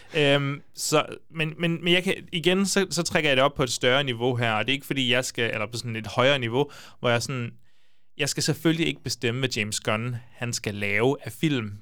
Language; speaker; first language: Danish; native; Danish